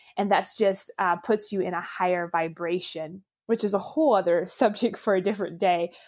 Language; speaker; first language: English; non-native, local second language; Pennsylvania German